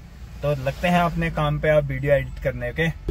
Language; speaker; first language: Hindi; native; Hindi